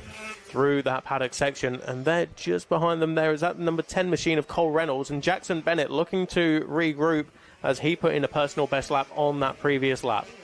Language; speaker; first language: English; native; English